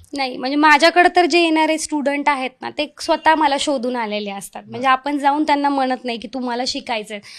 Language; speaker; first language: Marathi; non-native, local second language; Hindi